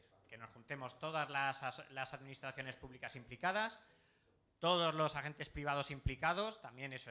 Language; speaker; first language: Spanish; native; Spanish